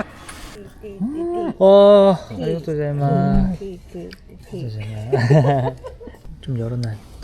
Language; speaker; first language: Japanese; non-native, learner; Korean